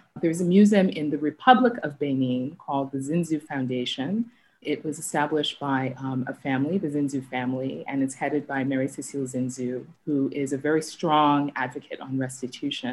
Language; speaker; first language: English; non-native, local second language; Yoruba